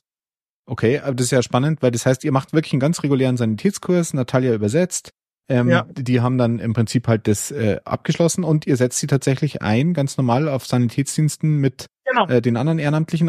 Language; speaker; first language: German; native; German